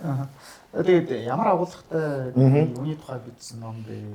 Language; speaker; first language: Mongolian; non-native, fluent; Japanese